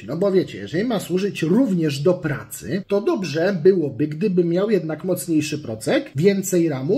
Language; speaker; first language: Polish; native; Polish